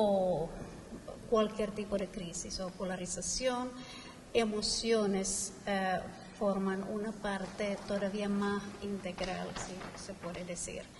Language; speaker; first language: Spanish; non-native, fluent; Finnish